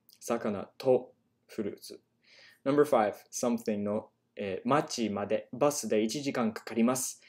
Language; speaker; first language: Japanese; non-native, learner; English